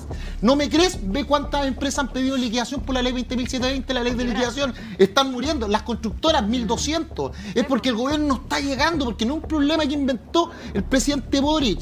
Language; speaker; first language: Spanish; native; Spanish